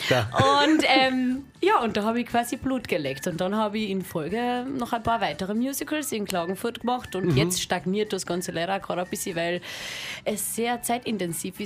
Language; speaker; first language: German; native; German